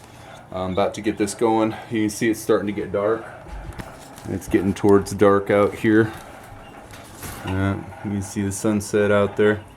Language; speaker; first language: English; native; English